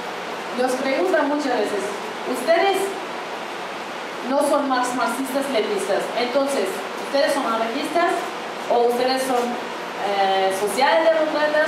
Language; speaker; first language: Spanish; non-native, fluent; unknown